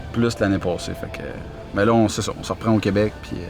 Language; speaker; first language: French; native; French